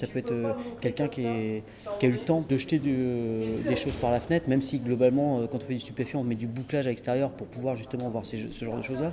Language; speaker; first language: French; native; French